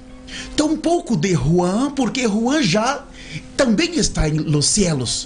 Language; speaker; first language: Spanish; non-native, learner; Portuguese